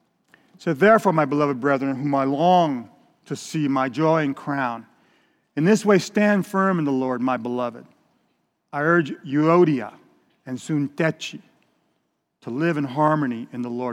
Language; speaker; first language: English; native; English